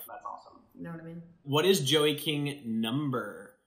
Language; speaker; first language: English; native; English